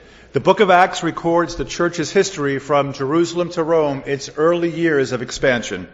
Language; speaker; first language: English; native; English